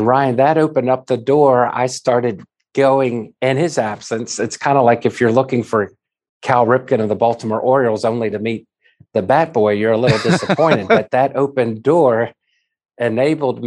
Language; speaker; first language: English; native; English